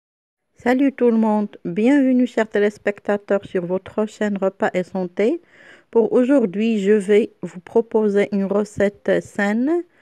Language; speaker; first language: French; non-native, local second language; Arabic